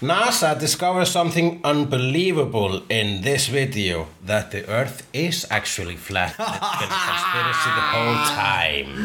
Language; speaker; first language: English; non-native, fluent; Icelandic